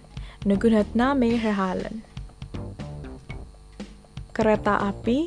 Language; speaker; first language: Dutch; non-native, fluent; Indonesian